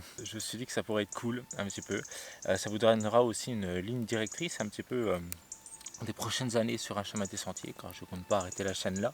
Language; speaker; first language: French; native; French